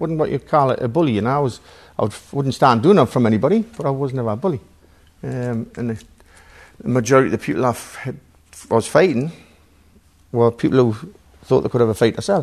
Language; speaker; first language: English; native; English